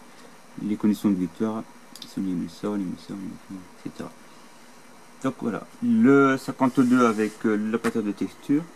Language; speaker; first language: French; native; French